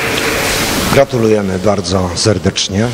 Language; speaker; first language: Polish; native; Polish